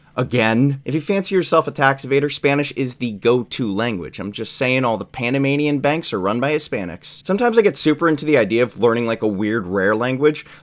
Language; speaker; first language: English; native; English